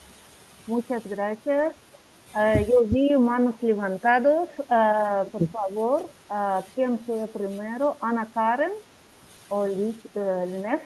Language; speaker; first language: Spanish; non-native, learner; Russian